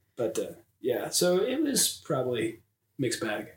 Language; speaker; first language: English; native; English